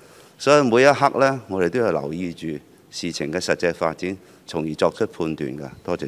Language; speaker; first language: Chinese; non-native, local second language; Cantonese